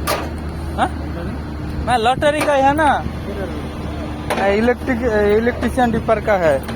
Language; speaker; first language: Hindi; non-native, local second language; Bangla